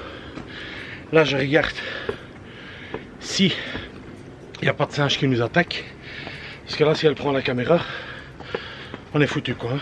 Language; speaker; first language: French; native; French